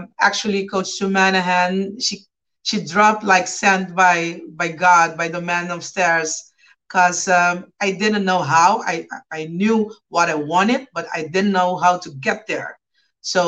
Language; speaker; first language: English; non-native, fluent; Papiamento